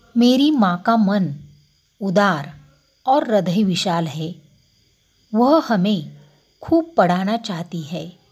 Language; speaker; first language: Hindi; non-native, local second language; Marathi